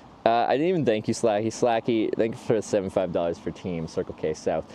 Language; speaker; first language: English; native; English